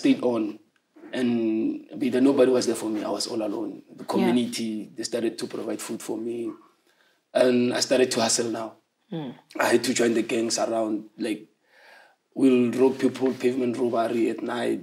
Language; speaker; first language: English; non-native, local second language; Zulu